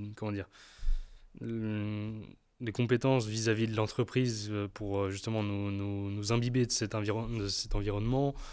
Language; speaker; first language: French; native; French